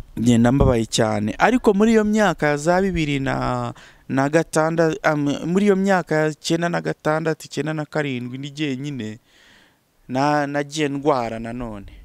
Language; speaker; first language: Kinyarwanda; early bilingual, heritage; Kinyarwanda